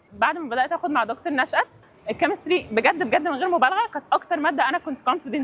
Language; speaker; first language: Arabic; native; Arabic